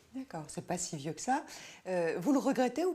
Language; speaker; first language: French; native; French